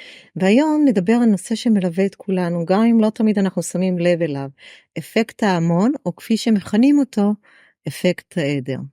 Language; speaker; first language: Hebrew; native; Hebrew